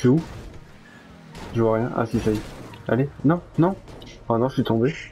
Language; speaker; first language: French; native; French